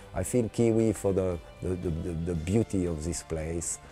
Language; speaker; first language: English; non-native, fluent; French